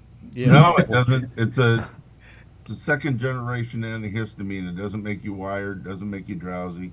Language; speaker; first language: English; native; English